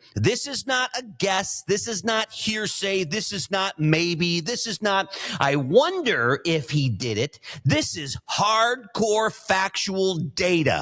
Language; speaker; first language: English; native; English